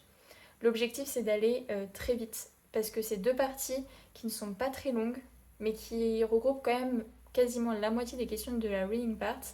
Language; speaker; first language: French; native; French